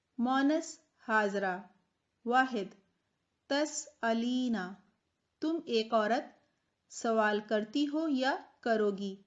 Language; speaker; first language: Urdu; native; Urdu